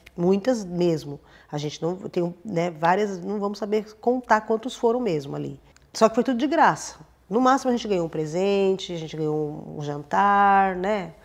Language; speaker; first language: Portuguese; native; Portuguese